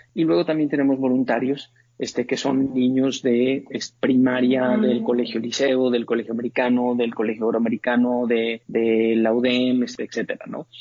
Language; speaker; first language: Spanish; native; Spanish